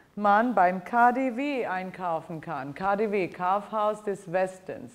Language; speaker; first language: German; non-native, fluent; English